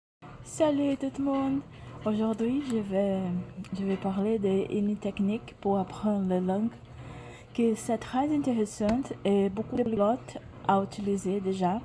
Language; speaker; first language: French; non-native, learner; Portuguese